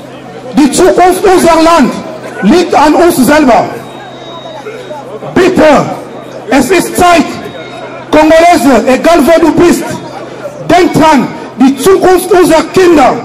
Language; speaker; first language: German; non-native, fluent; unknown